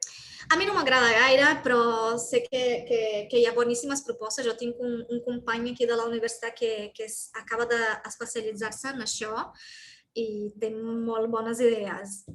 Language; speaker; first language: Catalan; non-native, fluent; Portuguese